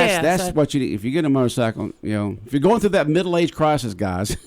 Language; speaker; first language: English; native; English